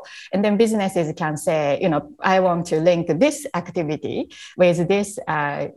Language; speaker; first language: English; non-native, fluent; Japanese